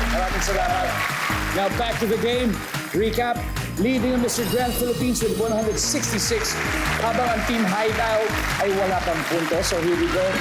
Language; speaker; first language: Filipino; native; Filipino